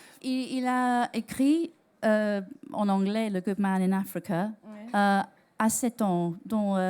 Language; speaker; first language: French; non-native, learner; English